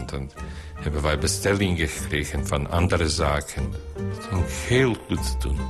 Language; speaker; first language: Dutch; non-native, learner; Bosnian